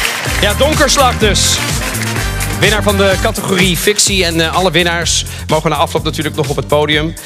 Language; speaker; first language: Dutch; native; Dutch